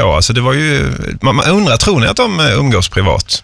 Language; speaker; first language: Swedish; native; Swedish